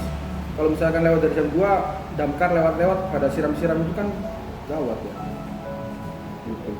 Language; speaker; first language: Indonesian; native; Indonesian